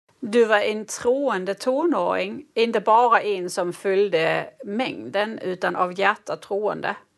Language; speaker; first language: Swedish; native; Swedish